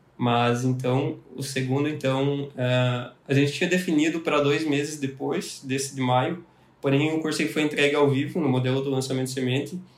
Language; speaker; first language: Portuguese; native; Portuguese